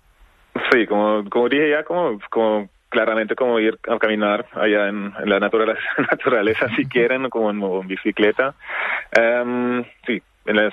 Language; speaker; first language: Spanish; non-native, fluent; German